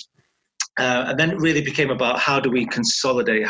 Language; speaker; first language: English; native; English